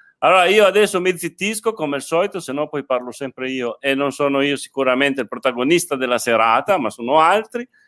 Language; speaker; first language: Italian; native; Italian